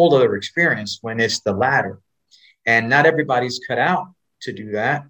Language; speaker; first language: English; native; English